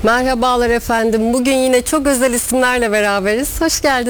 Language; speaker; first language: Turkish; native; Turkish